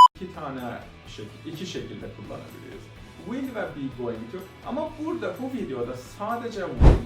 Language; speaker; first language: Turkish; non-native, fluent; Persian